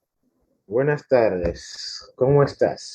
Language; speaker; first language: Spanish; non-native, fluent; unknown